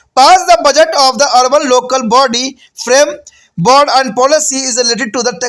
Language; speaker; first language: English; non-native, local second language; Hindi